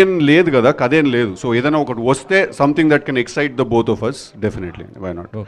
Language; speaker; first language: Telugu; native; Telugu